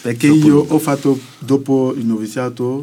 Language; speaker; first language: Italian; non-native, learner; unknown